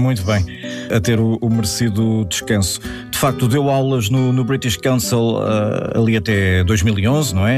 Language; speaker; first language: Portuguese; native; Portuguese